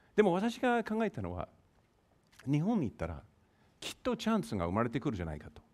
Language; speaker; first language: Japanese; non-native, fluent; English